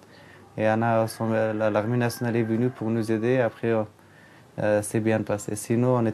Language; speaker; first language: French; non-native, fluent; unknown